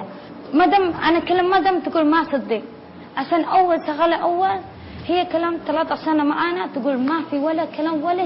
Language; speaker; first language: Arabic; non-native, learner; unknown